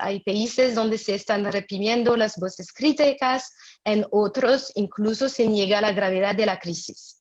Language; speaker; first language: Spanish; non-native, fluent; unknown